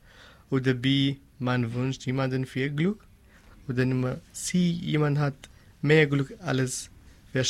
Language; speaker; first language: German; non-native, learner; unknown